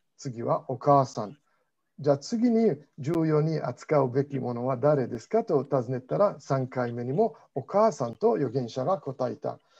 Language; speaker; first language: Japanese; non-native, fluent; Arabic